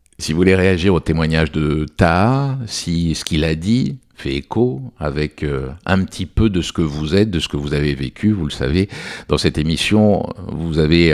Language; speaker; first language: French; native; French